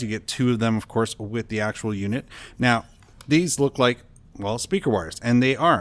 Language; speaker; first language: English; native; English